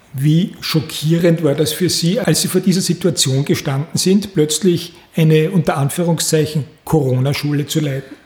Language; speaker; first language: German; native; German